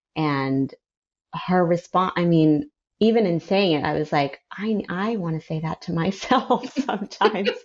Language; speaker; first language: English; early bilingual, other home language; Spanish